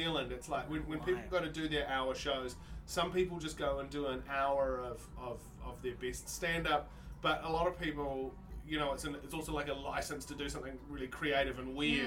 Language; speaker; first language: English; native; English